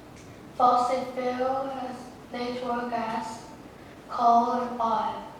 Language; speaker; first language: English; non-native, learner; Vietnamese